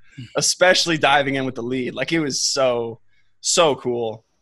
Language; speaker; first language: English; native; English